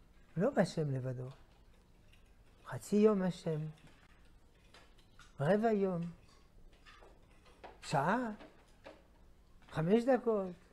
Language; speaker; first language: Hebrew; non-native, fluent; French